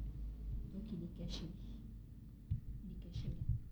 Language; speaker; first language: French; native; French